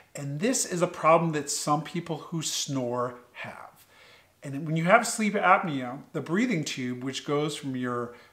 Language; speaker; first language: English; native; English